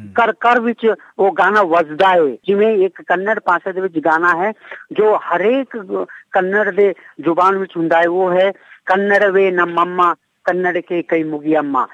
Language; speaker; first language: Punjabi; non-native, fluent; Kannada